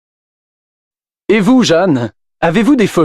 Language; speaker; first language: French; native; French